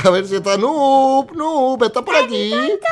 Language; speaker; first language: Spanish; native; Spanish